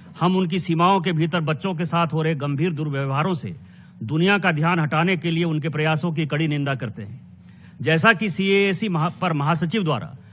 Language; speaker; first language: Hindi; native; Hindi